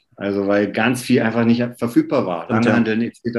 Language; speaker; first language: German; native; German